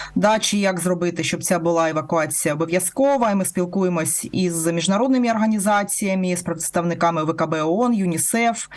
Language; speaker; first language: Ukrainian; non-native, local second language; Russian